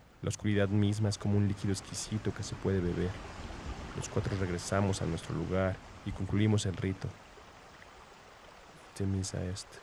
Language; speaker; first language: Spanish; native; Spanish